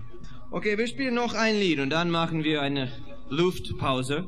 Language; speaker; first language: German; non-native, fluent; English